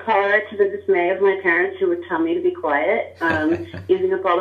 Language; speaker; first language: English; native; English